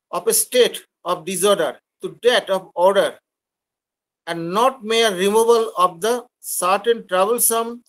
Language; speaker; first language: English; non-native, local second language; Bangla